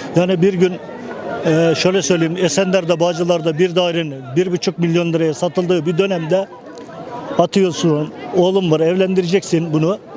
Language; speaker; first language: Turkish; native; Turkish